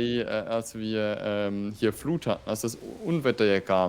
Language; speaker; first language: German; native; German